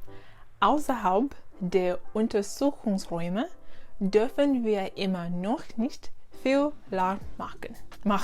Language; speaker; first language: German; non-native, learner; English